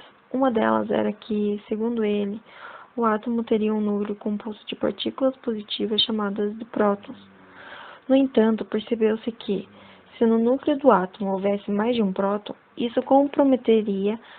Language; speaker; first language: Portuguese; native; Portuguese